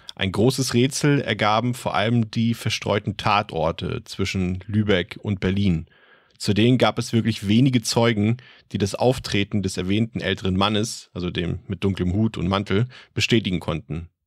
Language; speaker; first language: German; native; German